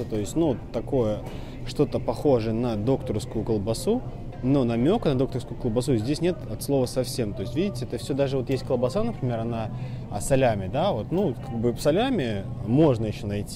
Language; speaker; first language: Russian; native; Russian